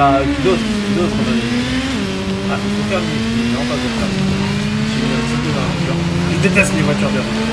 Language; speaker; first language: French; native; French